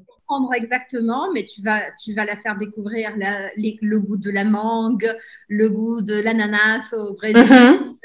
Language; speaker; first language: French; non-native, fluent; Portuguese